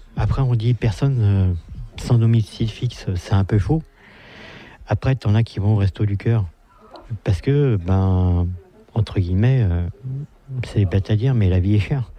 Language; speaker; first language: French; native; French